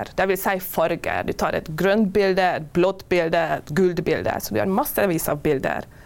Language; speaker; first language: Norwegian; non-native, fluent; Hungarian